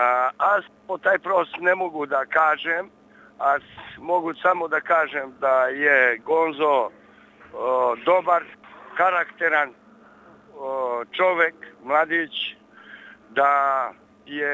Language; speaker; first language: Bulgarian; non-native, learner; Serbian